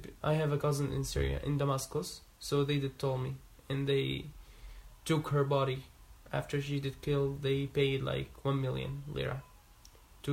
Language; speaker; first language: English; non-native, learner; Arabic